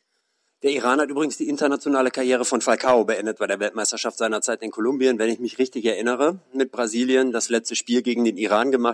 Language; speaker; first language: German; native; German